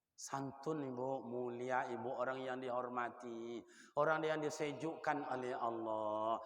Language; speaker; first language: Malay; non-native, local second language; Minangkabau